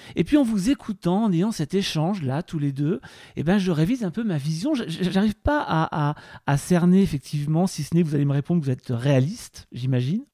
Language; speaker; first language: French; native; French